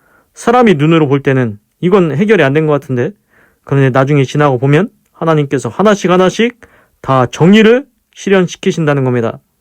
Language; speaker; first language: Korean; native; Korean